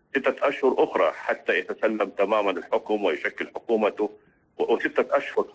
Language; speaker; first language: Arabic; native; Arabic